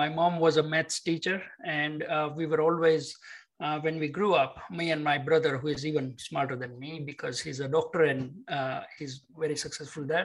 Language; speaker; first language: English; non-native, local second language; Gujarati